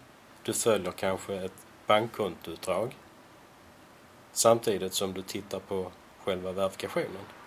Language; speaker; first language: Swedish; native; Swedish